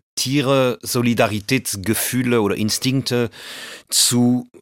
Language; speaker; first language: German; non-native, fluent; French